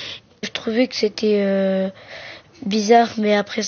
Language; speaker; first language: French; early bilingual, other home language; Arabic